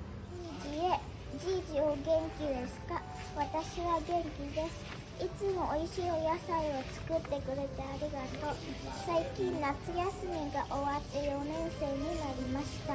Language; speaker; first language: Japanese; early bilingual, heritage; Japanese